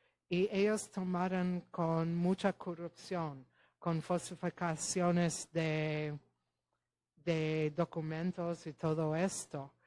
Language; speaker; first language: Spanish; non-native, fluent; Polish